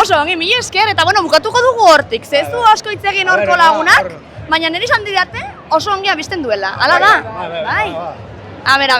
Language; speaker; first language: Basque; native; Basque